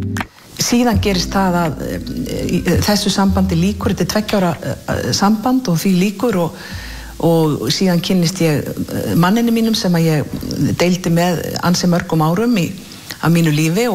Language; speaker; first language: Icelandic; native; Icelandic